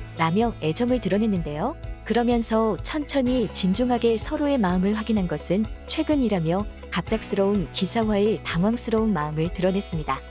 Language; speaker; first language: Korean; native; Korean